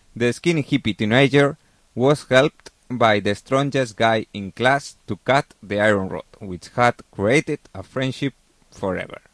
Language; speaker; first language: English; non-native, fluent; Catalan